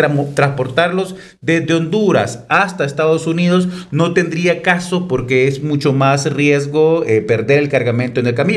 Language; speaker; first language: Spanish; native; Spanish